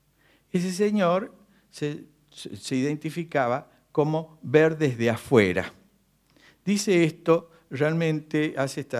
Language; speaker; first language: Spanish; native; Spanish